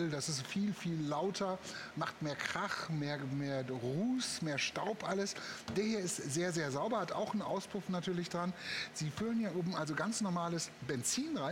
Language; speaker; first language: German; native; German